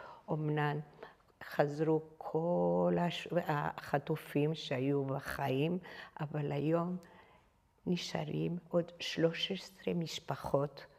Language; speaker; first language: Hebrew; non-native, fluent; Spanish